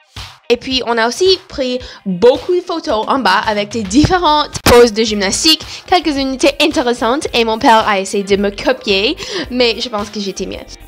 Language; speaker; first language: French; non-native, learner; English